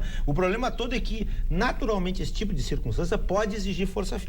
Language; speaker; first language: Portuguese; native; Portuguese